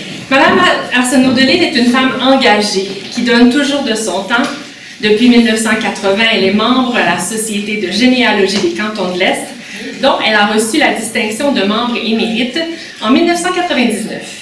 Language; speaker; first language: French; native; French